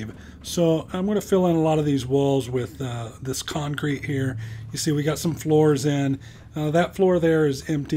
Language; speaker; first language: English; native; English